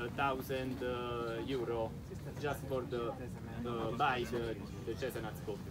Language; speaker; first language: English; non-native, learner; Italian